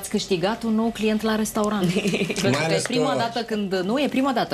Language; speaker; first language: Romanian; native; Romanian